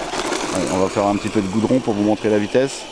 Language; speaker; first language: French; native; French